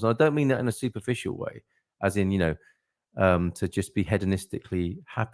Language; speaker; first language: English; native; English